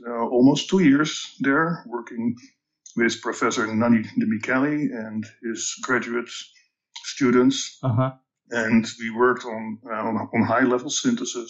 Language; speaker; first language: English; non-native, fluent; Dutch